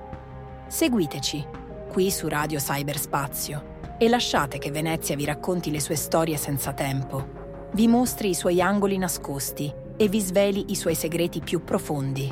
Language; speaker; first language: Italian; native; Italian